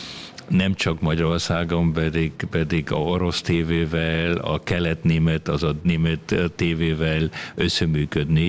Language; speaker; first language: Hungarian; early bilingual, heritage; Hungarian